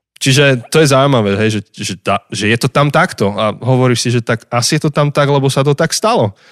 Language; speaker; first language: Slovak; native; Slovak